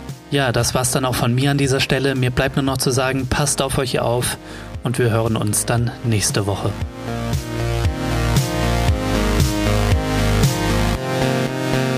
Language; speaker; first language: German; native; German